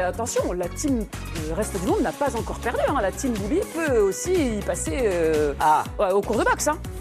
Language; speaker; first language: French; native; French